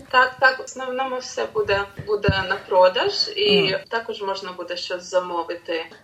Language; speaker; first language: Ukrainian; native; Ukrainian